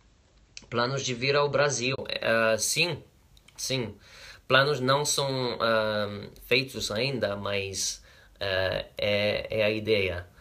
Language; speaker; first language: Portuguese; non-native, learner; English